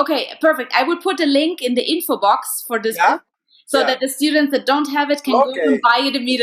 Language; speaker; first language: English; non-native, fluent; German